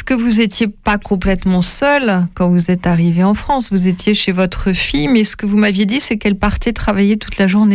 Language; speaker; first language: French; native; French